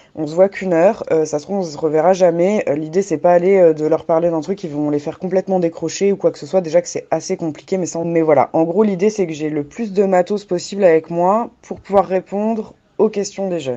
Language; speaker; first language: French; native; French